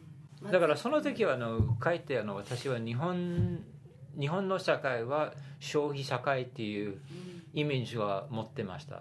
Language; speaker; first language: Japanese; non-native, fluent; English